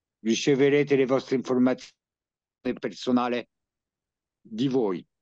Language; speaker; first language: Italian; early bilingual, heritage; French